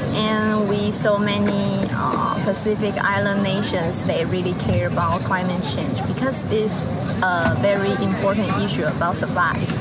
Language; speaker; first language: English; non-native, learner; Chinese